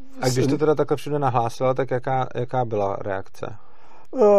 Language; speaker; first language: Czech; native; Czech